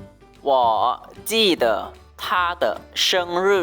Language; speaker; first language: Chinese; non-native, learner; Lao